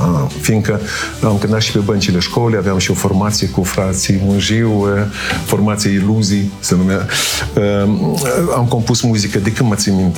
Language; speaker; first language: Romanian; native; Romanian